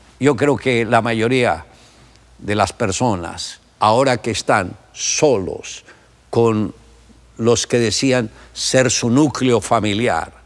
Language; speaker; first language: Spanish; native; Spanish